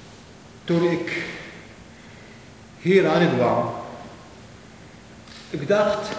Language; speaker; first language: Dutch; non-native, learner; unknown